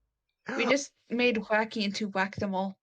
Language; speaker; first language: English; native; English